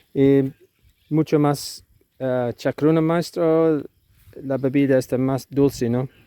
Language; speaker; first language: Spanish; non-native, learner; English